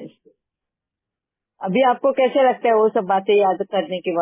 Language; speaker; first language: Hindi; native; Hindi